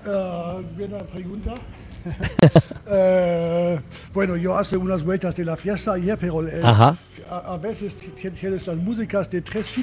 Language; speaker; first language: Spanish; non-native, learner; German